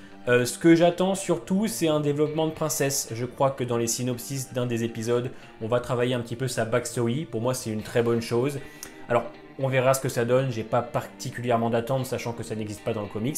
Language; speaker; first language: French; native; French